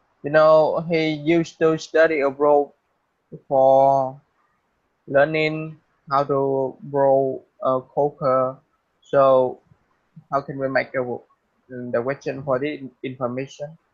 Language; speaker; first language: English; non-native, learner; Vietnamese